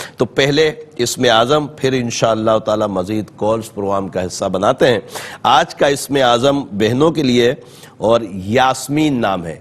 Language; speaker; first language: Urdu; native; Urdu